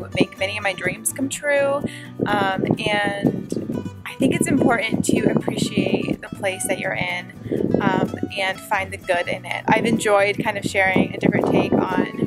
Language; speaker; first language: English; native; English